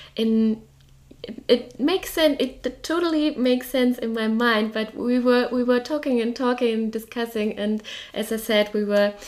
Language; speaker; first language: English; non-native, fluent; German